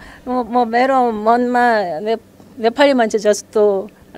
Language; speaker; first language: Nepali; non-native, learner; Korean